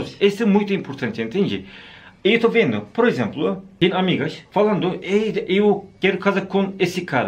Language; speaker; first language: Portuguese; non-native, learner; Turkish